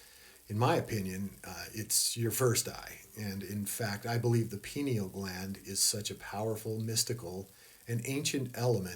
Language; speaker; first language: English; native; English